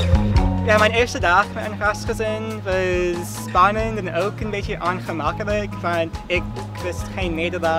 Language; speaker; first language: Dutch; non-native, learner; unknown